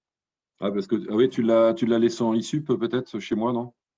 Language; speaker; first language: French; native; French